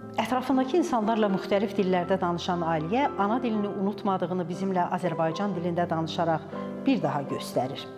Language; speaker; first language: Azerbaijani; native; Azerbaijani